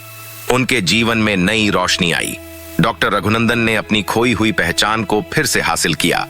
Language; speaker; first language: Hindi; native; Hindi